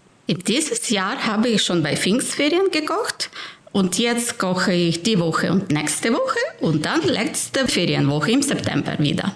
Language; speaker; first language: German; non-native, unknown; Ukrainian